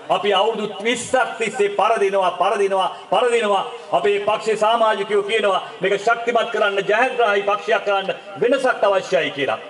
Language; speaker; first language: Sinhala; non-native, local second language; Tamil